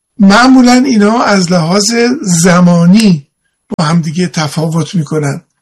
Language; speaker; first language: Persian; native; Persian